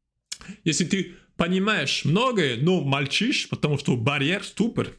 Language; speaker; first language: Russian; non-native, fluent; French